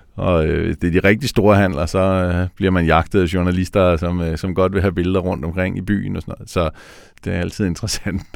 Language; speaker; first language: Danish; native; Danish